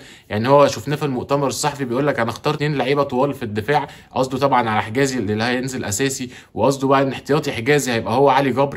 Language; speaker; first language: Arabic; native; Arabic